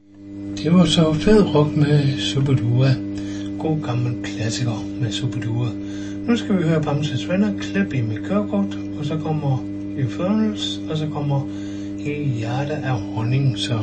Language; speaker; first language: Danish; native; Danish